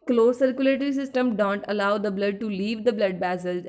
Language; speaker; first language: English; non-native, local second language; Punjabi